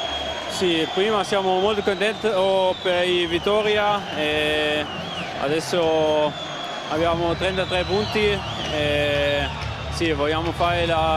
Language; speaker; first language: Italian; non-native, learner; German